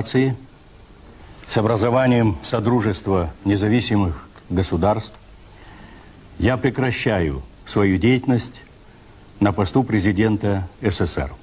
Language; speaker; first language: Russian; native; Russian